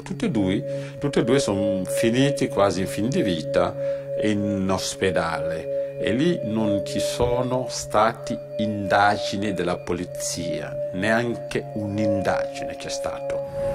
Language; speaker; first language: Italian; non-native, fluent; Wolof